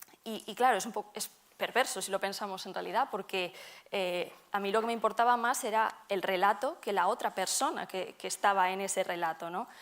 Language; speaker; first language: Spanish; native; Spanish